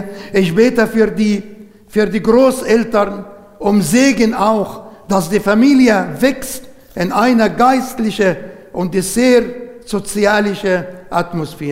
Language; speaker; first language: German; non-native, learner; Arabic